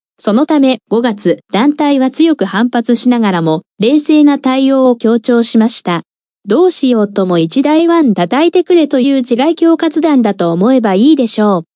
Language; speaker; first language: Japanese; non-native, fluent; Korean